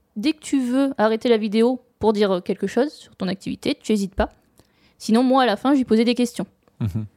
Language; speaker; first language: French; native; French